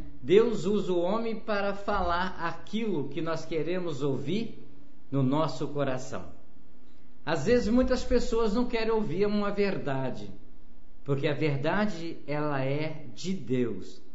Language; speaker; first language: Portuguese; native; Portuguese